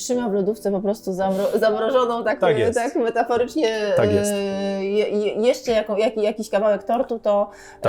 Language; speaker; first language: Polish; native; Polish